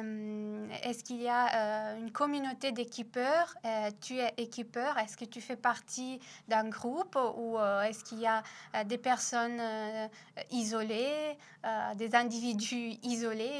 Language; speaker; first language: French; non-native, fluent; Italian